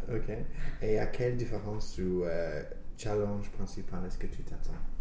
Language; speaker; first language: French; non-native, fluent; English